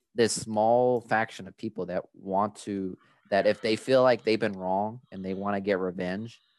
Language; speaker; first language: English; early bilingual, other home language; Spanish